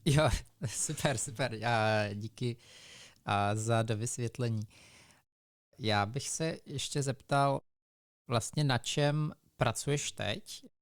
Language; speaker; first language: Czech; native; Czech